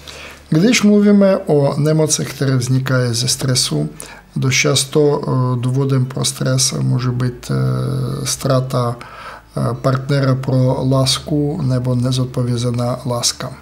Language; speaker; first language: Czech; non-native, fluent; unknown